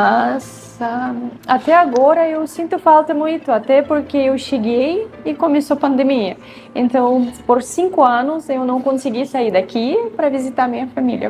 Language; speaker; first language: Portuguese; non-native, fluent; Russian